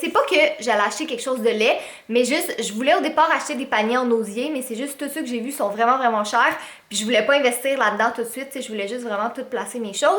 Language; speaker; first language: French; native; French